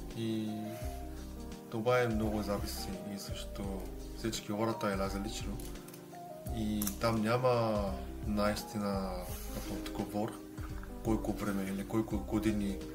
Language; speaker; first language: Bulgarian; non-native, learner; Korean